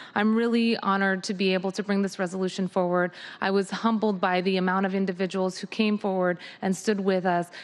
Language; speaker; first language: English; native; English